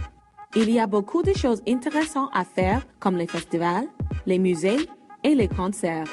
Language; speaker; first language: French; non-native, learner; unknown